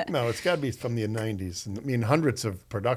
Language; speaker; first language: English; native; English